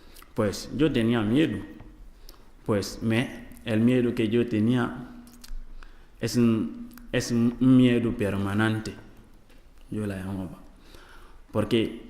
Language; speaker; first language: Spanish; non-native, learner; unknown